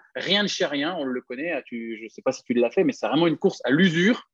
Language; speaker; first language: French; native; French